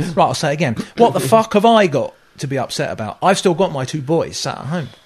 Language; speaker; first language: English; native; English